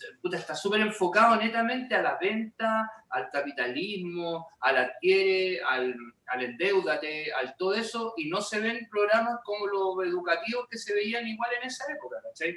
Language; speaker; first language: Spanish; native; Spanish